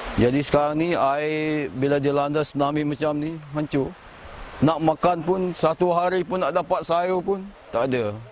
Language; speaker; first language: Malay; non-native, local second language; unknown